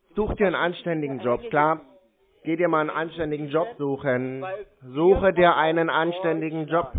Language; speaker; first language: German; native; German